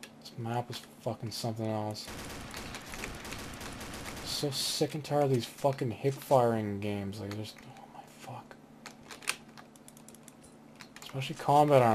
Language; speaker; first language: English; native; English